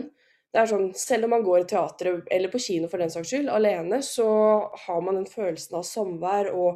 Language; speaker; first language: Norwegian; native; Norwegian